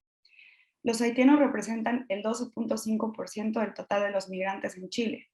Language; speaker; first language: Spanish; native; Spanish